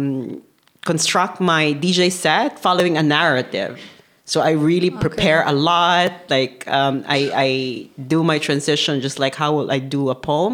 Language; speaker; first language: English; non-native, local second language; Filipino